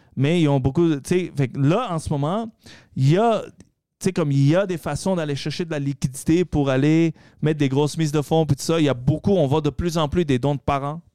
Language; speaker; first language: French; early bilingual, other home language; Arabic